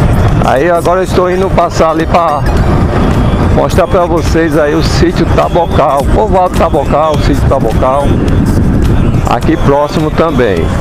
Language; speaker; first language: Portuguese; native; Portuguese